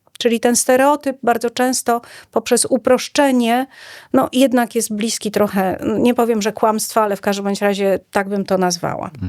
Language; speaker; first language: Polish; native; Polish